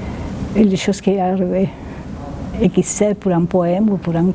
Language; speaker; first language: French; non-native, fluent; Spanish